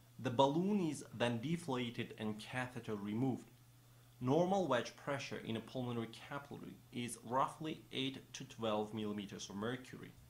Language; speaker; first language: English; non-native, fluent; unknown